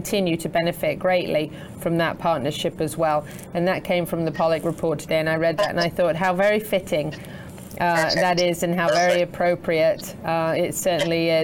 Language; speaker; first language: English; native; English